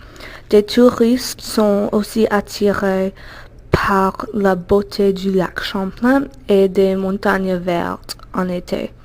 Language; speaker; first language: French; non-native, fluent; English